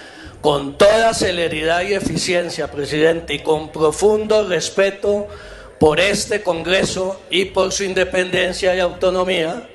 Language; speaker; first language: Spanish; native; Spanish